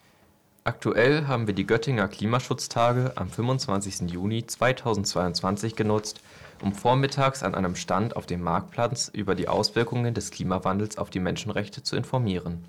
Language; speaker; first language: German; native; German